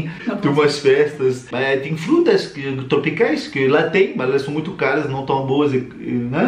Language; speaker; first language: Portuguese; non-native, fluent; French